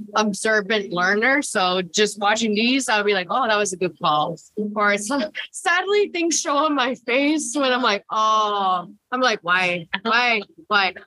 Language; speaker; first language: English; early bilingual, other home language; Spanish